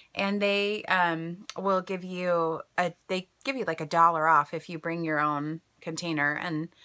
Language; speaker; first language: English; native; English